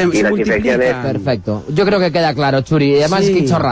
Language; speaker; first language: Spanish; native; Spanish